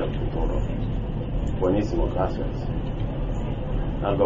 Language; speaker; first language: Spanish; non-native, learner; English